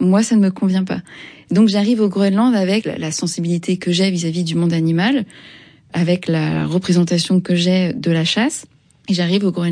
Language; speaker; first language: French; native; French